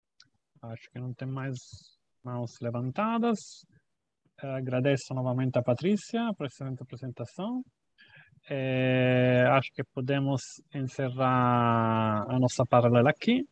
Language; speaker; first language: Portuguese; non-native, fluent; Italian